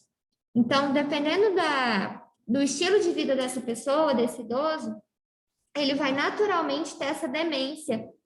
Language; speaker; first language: Portuguese; native; Portuguese